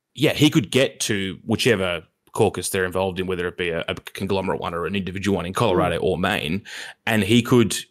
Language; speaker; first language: English; native; English